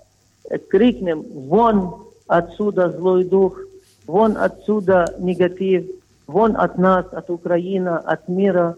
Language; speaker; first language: Russian; non-native, fluent; Arabic